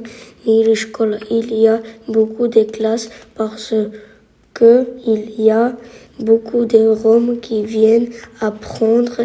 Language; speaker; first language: French; non-native, learner; Romany